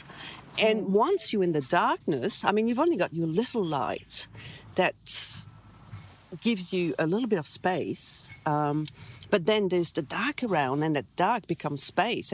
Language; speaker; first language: English; non-native, fluent; French